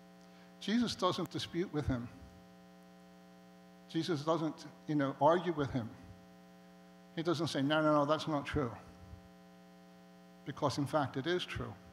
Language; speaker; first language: English; native; English